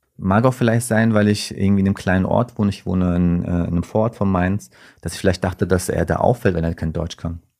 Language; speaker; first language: German; early bilingual, other home language; Turkish